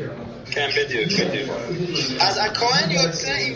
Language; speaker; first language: Hebrew; non-native, fluent; English